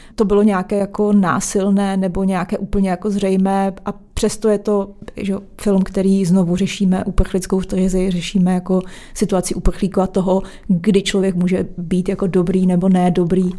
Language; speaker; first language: Czech; native; Czech